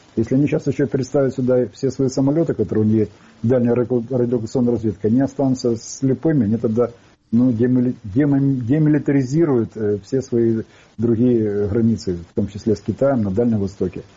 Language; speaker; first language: Russian; non-native, local second language; Ukrainian